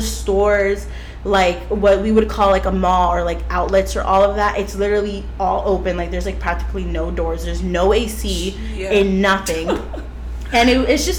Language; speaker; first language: English; native; English